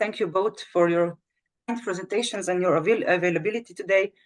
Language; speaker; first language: English; non-native, fluent; Slovenian